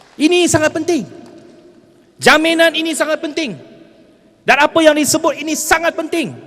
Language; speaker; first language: Malay; non-native, local second language; Chinese